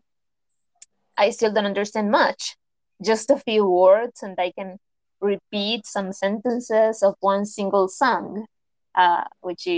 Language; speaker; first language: English; non-native, fluent; Spanish